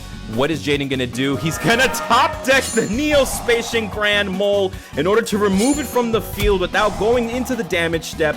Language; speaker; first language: English; native; English